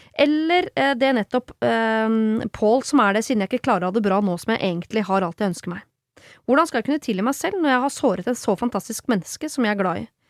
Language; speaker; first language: Norwegian; native; Norwegian